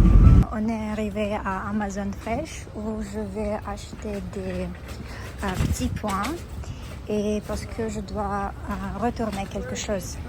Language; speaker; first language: French; non-native, fluent; Russian